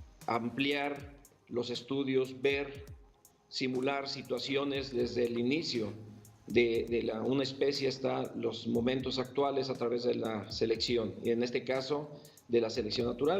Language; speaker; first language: Spanish; native; Spanish